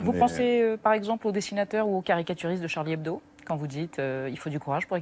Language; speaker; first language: French; native; French